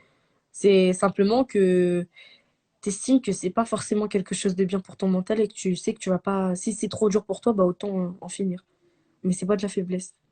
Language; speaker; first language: French; native; French